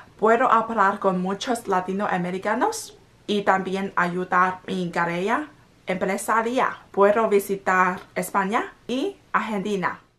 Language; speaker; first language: Spanish; non-native, learner; English